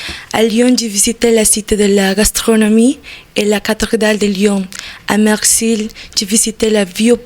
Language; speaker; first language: French; non-native, learner; Spanish